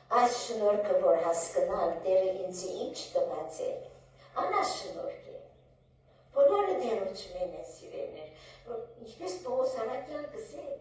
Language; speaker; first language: Armenian; early bilingual, heritage; Armenian